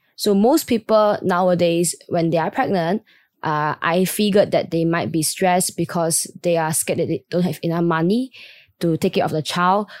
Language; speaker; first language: English; non-native, local second language; Chinese